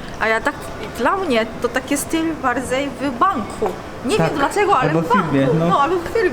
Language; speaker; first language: Polish; non-native, learner; Korean